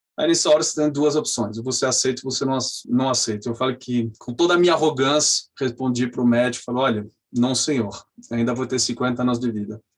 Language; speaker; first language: Portuguese; non-native, fluent; French